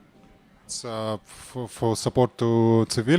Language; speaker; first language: English; non-native, learner; Ukrainian